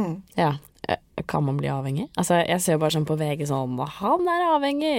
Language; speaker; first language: Norwegian; native; Norwegian